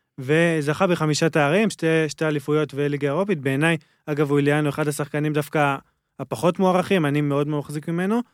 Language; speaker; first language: Hebrew; native; Hebrew